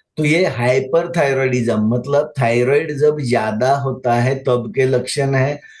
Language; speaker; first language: Hindi; non-native, local second language; Marathi